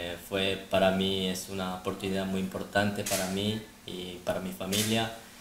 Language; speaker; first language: Spanish; non-native, fluent; Korean